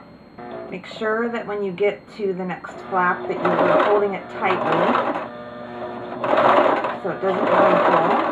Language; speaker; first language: English; native; English